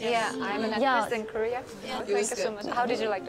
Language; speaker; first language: English; non-native, fluent; Korean